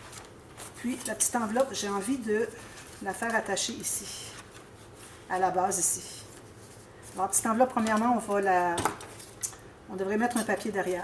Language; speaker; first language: French; native; French